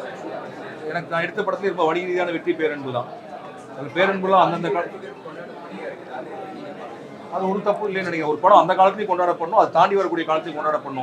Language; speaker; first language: Tamil; native; Tamil